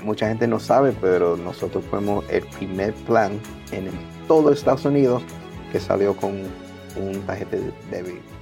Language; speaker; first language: Spanish; early bilingual, heritage; Spanish